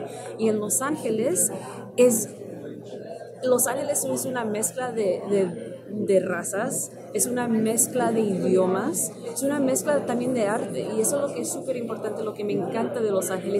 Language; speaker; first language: Spanish; early bilingual, heritage; Spanish